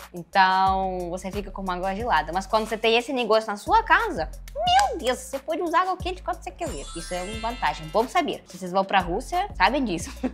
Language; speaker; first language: Portuguese; non-native, fluent; Russian